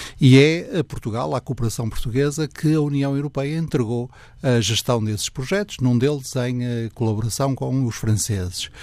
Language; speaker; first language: Portuguese; native; Portuguese